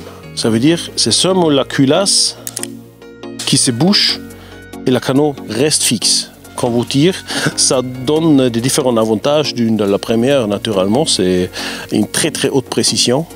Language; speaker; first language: French; non-native, fluent; German